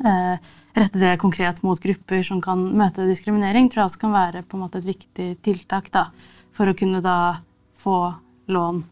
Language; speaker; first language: Norwegian; native; Norwegian